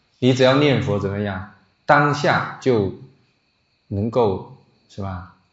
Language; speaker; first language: Chinese; non-native, local second language; Min Nan Chinese